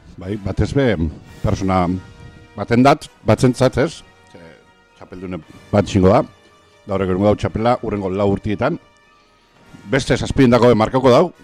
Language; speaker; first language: Basque; native; Basque